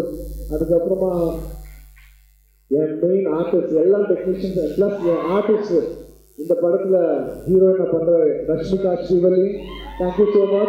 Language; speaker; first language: Tamil; non-native, local second language; Telugu